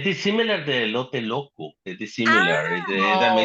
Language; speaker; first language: English; non-native, learner; Spanish